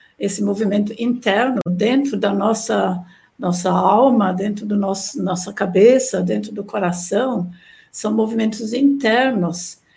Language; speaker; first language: Portuguese; non-native, fluent; German